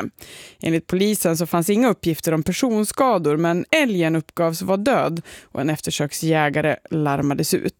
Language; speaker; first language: Swedish; native; Swedish